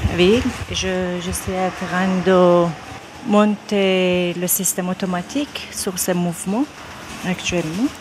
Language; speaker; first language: French; non-native, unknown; Persian